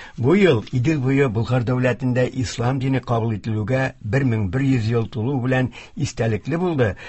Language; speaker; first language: Tatar; native; Tatar